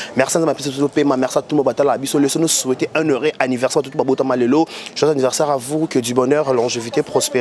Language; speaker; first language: French; non-native, local second language; Lingala